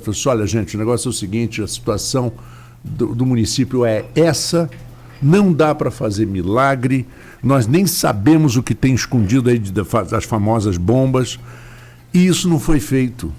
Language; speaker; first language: Portuguese; native; Portuguese